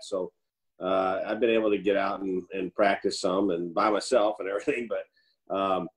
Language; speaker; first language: English; native; English